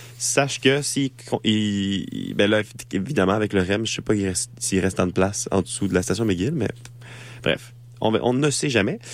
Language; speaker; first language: French; native; French